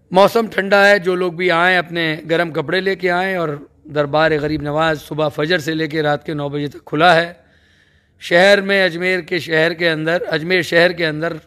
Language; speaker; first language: Urdu; native; Urdu